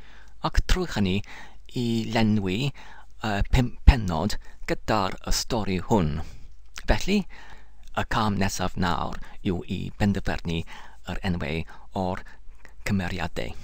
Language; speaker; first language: Welsh; non-native, learner; English